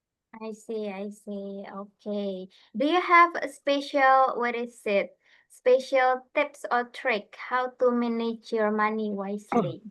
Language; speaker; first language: English; non-native, fluent; Indonesian